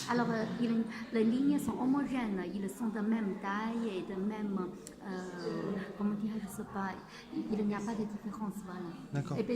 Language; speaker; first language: French; non-native, fluent; Chinese